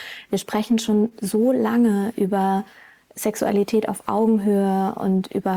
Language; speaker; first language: German; native; German